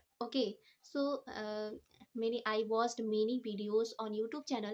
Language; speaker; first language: English; non-native, learner; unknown